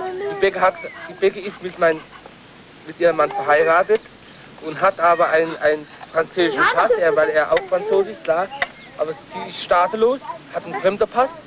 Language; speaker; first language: German; non-native, local second language; Romany